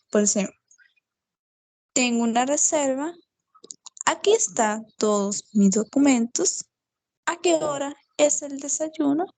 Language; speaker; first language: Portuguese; non-native, fluent; Spanish